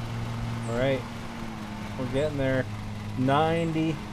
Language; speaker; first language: English; native; English